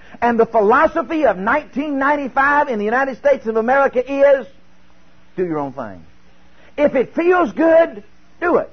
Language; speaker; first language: English; native; English